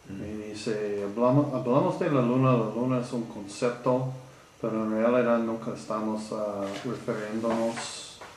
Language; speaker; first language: Spanish; non-native, learner; English